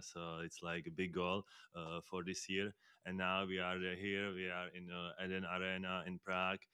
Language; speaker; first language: English; non-native, fluent; Czech